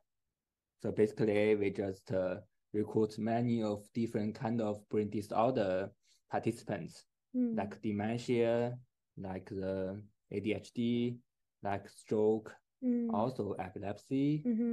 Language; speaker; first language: English; non-native, fluent; Chinese